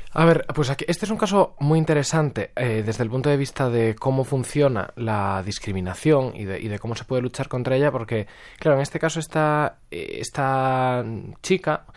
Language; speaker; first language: Spanish; native; Spanish